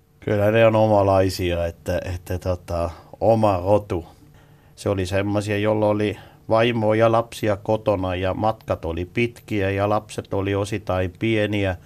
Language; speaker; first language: Finnish; non-native, fluent; Swiss German